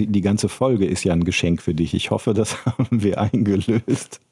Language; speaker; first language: German; native; German